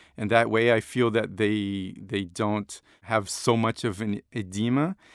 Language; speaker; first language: English; non-native, fluent; Portuguese